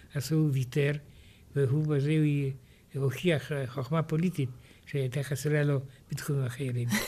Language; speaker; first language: Hebrew; non-native, fluent; Romanian